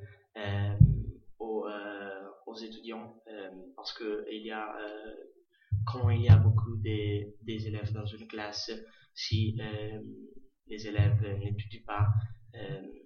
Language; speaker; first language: French; non-native, learner; Italian